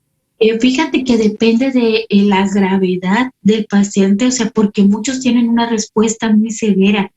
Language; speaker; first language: Spanish; native; Spanish